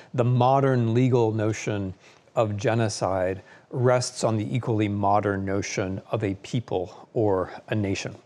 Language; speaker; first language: English; native; English